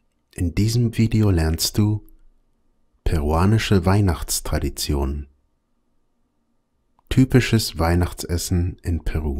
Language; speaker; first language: German; non-native, fluent; Spanish